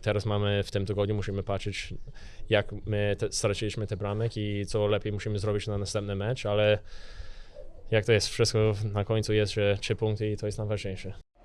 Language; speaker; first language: Polish; early bilingual, heritage; English